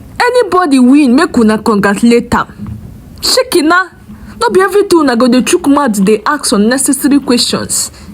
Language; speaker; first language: Nigerian Pidgin; native; Nigerian Pidgin